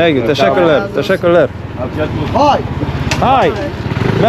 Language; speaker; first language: Turkish; non-native, learner; English